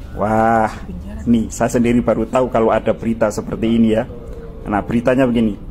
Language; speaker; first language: Indonesian; native; Indonesian